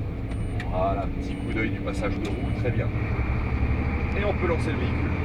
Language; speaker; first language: French; native; French